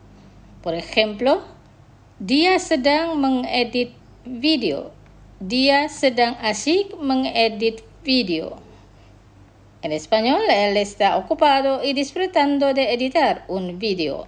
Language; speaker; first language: Spanish; non-native, fluent; Indonesian